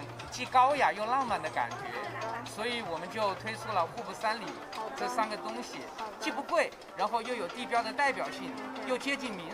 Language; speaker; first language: Chinese; native; Chinese